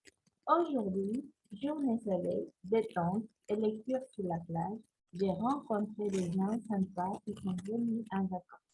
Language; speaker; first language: French; non-native, fluent; Spanish